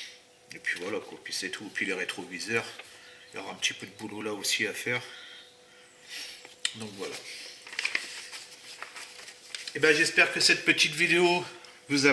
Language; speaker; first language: French; native; French